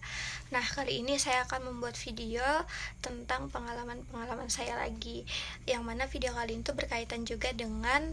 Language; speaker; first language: Indonesian; native; Indonesian